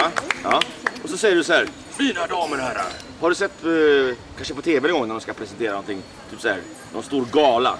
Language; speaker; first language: Swedish; native; Swedish